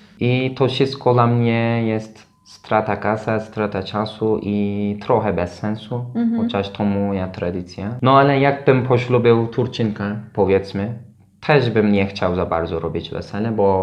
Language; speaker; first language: Polish; non-native, learner; Turkish